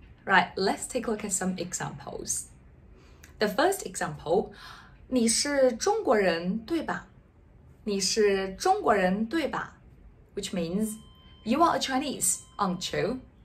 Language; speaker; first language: English; non-native, fluent; Chinese